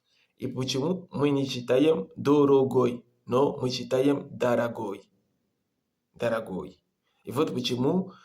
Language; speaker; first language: Russian; non-native, learner; Comorian